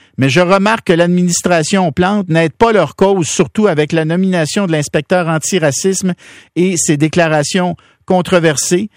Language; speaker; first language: French; native; French